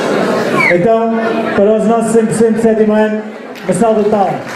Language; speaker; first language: Portuguese; native; Portuguese